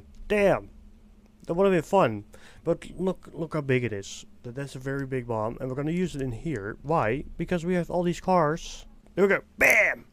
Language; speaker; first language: English; non-native, fluent; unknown